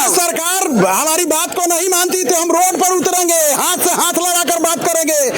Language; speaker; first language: Hindi; native; Hindi